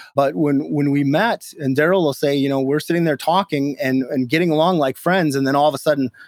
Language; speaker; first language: English; native; English